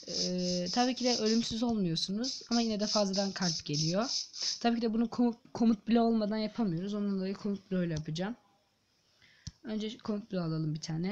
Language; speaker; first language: Turkish; native; Turkish